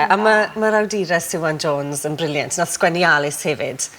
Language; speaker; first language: Welsh; native; Welsh